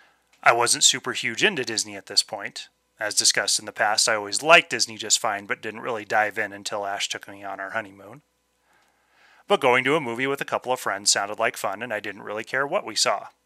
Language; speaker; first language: English; native; English